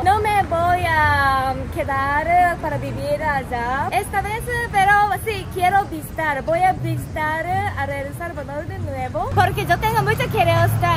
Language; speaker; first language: Spanish; non-native, learner; Japanese